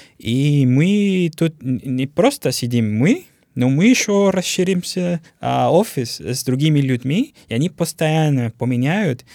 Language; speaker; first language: Russian; non-native, learner; Spanish